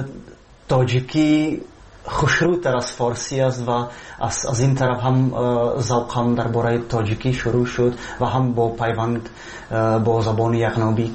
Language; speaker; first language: Persian; non-native, fluent; Czech